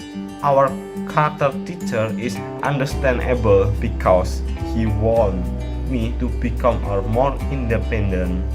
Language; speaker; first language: English; non-native, learner; Indonesian